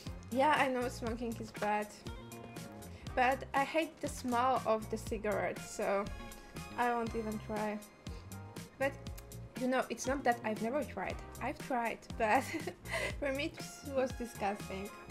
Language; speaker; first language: English; non-native, fluent; Polish